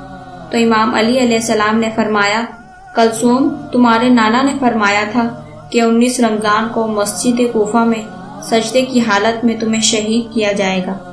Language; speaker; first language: Urdu; native; Urdu